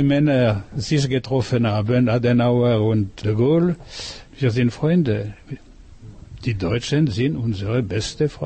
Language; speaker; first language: German; non-native, learner; French